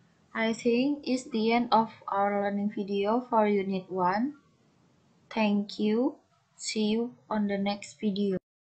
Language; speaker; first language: English; non-native, fluent; Indonesian